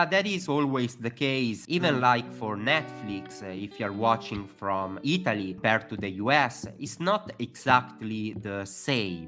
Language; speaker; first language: English; non-native, fluent; Italian